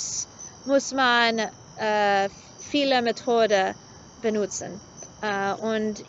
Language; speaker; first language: German; non-native, learner; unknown